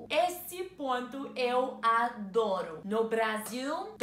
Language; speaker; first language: Portuguese; non-native, learner; English